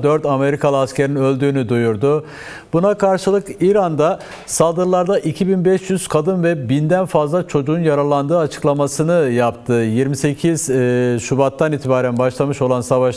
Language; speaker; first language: Turkish; native; Turkish